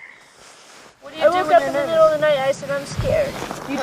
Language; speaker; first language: English; native; English